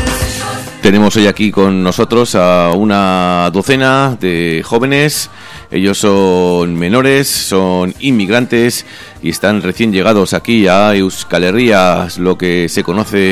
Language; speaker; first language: Spanish; native; Spanish